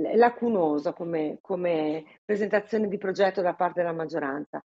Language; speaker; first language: Italian; native; Italian